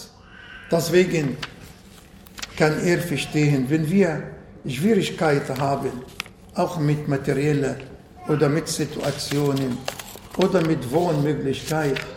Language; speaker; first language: German; non-native, fluent; Arabic